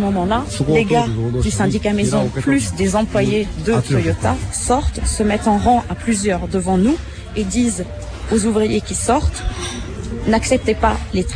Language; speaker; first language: French; native; French